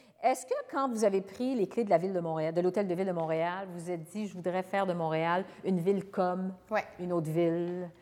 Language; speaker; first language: French; native; French